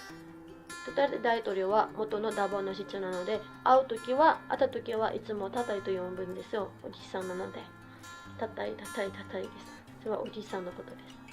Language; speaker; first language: Japanese; non-native, fluent; Cebuano